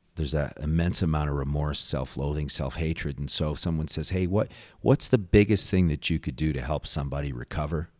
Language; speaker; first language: English; native; English